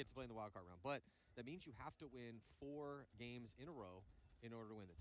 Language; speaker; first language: English; native; English